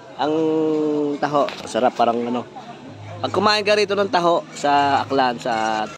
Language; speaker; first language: Filipino; native; Filipino